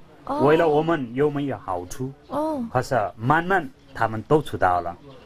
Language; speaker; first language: Chinese; non-native, learner; Nepali